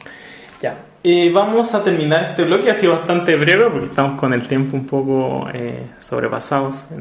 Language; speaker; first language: Spanish; native; Spanish